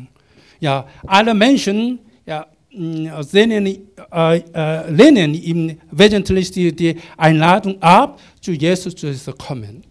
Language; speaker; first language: German; non-native, learner; Korean